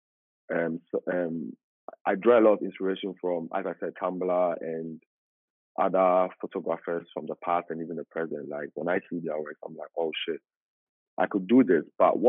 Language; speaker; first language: English; non-native, local second language; Akan